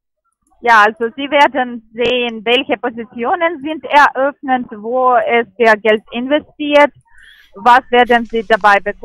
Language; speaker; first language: German; non-native, learner; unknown